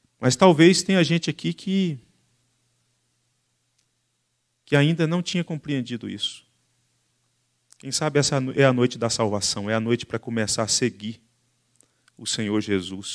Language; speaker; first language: Portuguese; native; Portuguese